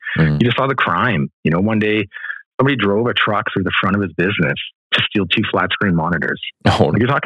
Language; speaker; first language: English; native; English